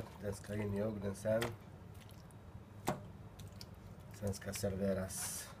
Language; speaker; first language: Swedish; non-native, learner; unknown